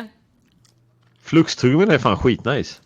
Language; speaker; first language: Swedish; native; Swedish